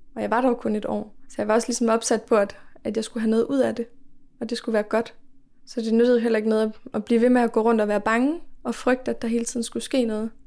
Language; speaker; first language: Danish; native; Danish